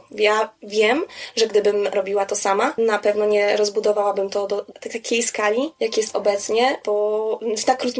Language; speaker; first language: Polish; native; Polish